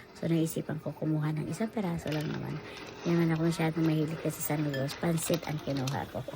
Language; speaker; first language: Filipino; native; Filipino